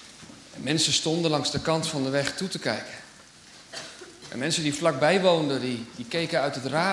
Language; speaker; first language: Dutch; native; Dutch